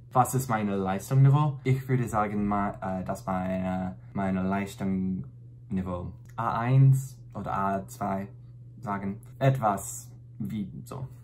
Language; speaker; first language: German; non-native, learner; English